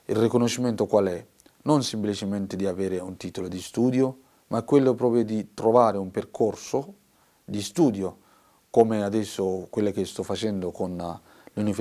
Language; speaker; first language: Italian; non-native, fluent; Somali